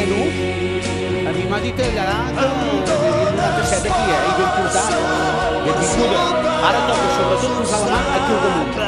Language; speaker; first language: Catalan; native; Catalan